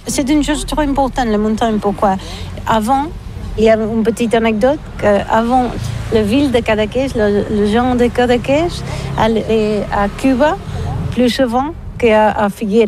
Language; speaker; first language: French; non-native, learner; Catalan